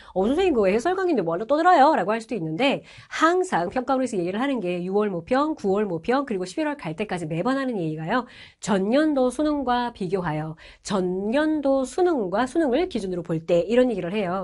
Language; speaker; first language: Korean; native; Korean